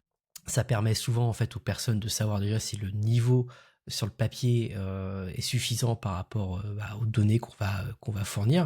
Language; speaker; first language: French; native; French